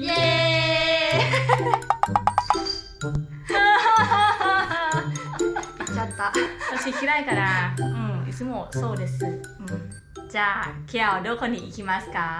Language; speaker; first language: Japanese; non-native, fluent; Thai